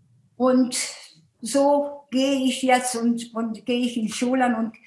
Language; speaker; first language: German; non-native, fluent; Hungarian